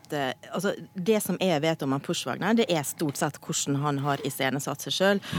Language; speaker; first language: Norwegian; native; Norwegian